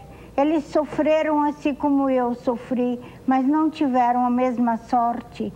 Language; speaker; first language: Portuguese; non-native, fluent; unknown